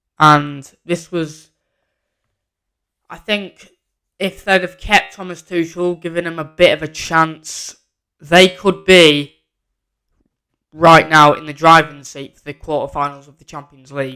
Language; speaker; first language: English; native; English